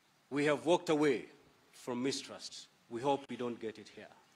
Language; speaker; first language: English; non-native, local second language; Giryama